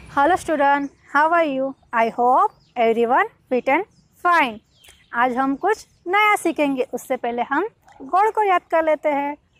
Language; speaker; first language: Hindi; non-native, local second language; Gujarati